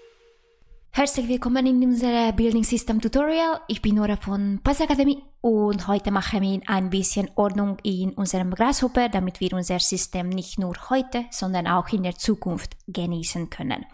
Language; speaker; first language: German; non-native, fluent; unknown